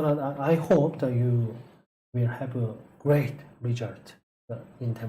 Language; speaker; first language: English; non-native, learner; Korean